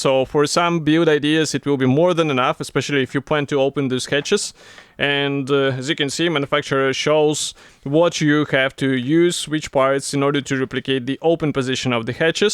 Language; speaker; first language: English; non-native, fluent; Russian